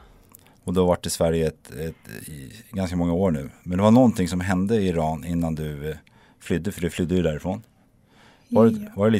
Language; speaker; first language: Swedish; native; Swedish